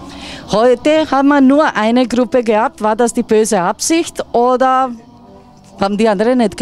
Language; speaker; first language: German; non-native, learner; Croatian